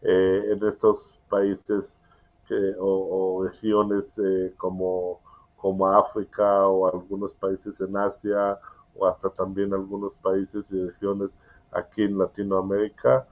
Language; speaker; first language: Spanish; non-native, learner; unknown